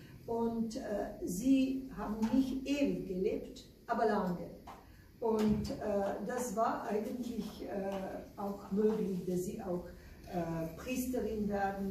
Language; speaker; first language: German; non-native, learner; Slovenian